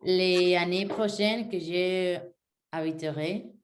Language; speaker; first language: French; non-native, learner; Spanish